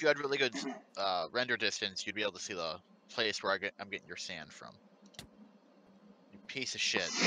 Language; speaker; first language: English; native; English